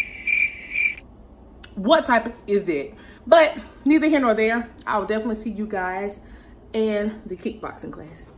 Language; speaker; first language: English; native; English